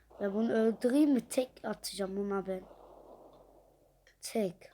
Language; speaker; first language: Turkish; early bilingual, heritage; Dutch